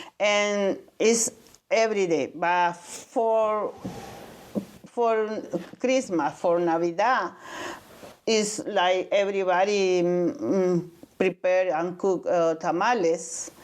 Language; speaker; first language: English; non-native, learner; Spanish